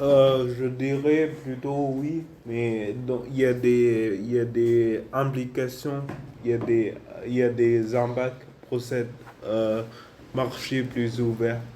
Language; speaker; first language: French; non-native, learner; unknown